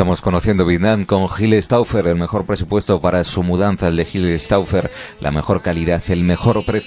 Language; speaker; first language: Spanish; native; Spanish